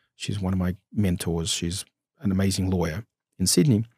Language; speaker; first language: English; early bilingual, other home language; Romanian